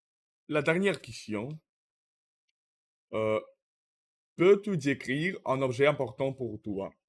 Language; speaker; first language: French; non-native, learner; Russian